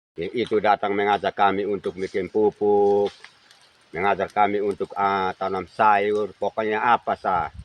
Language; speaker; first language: Indonesian; non-native, local second language; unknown